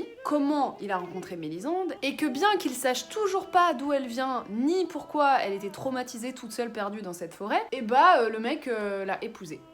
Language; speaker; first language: French; native; French